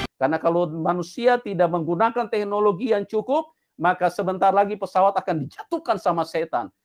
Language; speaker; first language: Indonesian; non-native, local second language; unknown